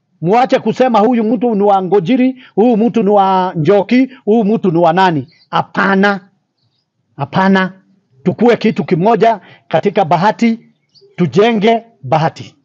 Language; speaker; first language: Swahili; non-native, local second language; Kikuyu